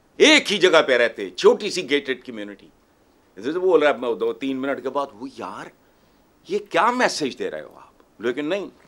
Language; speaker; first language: Urdu; non-native, local second language; Punjabi